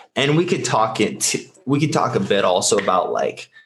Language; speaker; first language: English; native; English